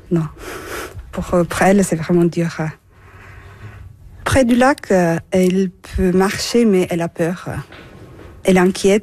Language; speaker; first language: French; non-native, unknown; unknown